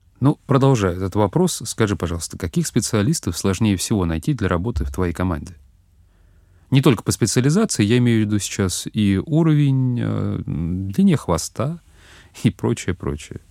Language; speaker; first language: Russian; native; Russian